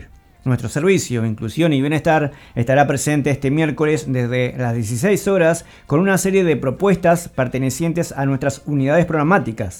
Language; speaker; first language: Spanish; native; Spanish